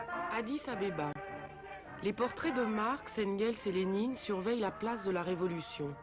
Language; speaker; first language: French; native; French